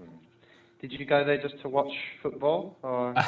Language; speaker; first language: English; non-native, fluent; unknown